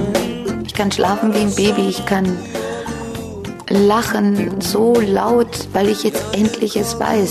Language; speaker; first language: German; early bilingual, other home language; Turkish